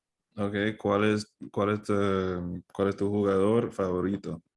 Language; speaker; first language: Spanish; non-native, fluent; English